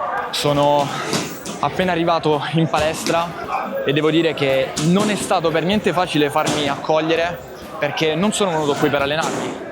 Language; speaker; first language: Italian; native; Italian